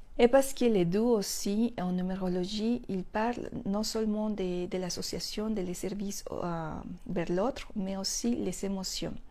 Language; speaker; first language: French; non-native, fluent; Spanish